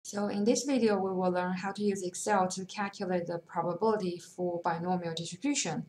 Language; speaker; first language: English; non-native, fluent; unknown